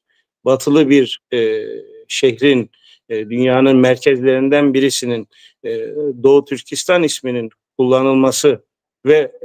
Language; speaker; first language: Turkish; early bilingual, heritage; Turkish